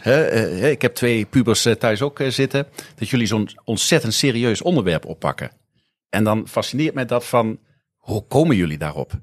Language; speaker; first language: Dutch; native; Dutch